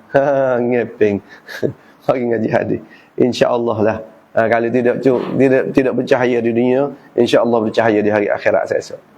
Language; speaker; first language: Malay; native; Malay